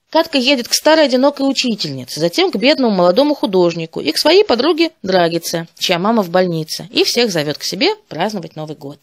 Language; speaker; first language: Russian; native; Russian